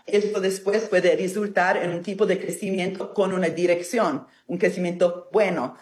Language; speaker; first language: Spanish; non-native, fluent; Italian